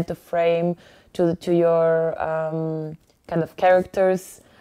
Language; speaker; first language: English; early bilingual, other home language; Ukrainian